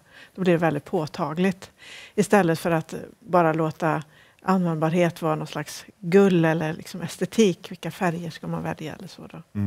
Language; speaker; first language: Swedish; native; Swedish